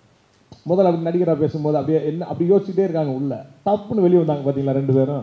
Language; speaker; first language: Tamil; native; Tamil